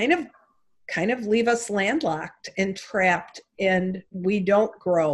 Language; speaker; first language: English; native; English